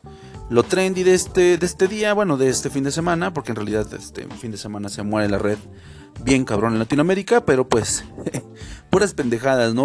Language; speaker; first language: Spanish; native; Spanish